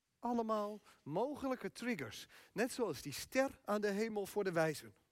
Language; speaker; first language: Dutch; native; Dutch